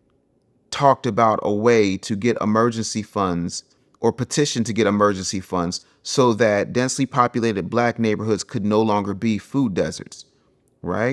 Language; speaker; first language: English; native; English